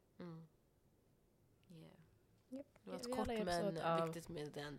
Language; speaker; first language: Swedish; non-native, local second language; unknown